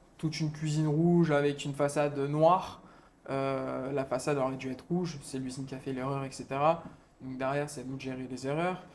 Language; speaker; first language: French; native; French